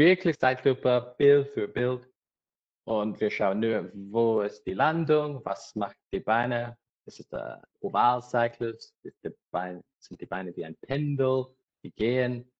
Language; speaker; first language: German; non-native, learner; English